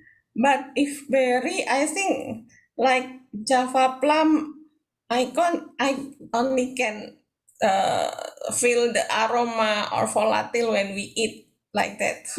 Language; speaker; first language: English; non-native, learner; Indonesian